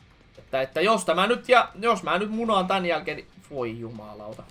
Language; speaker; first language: Finnish; native; Finnish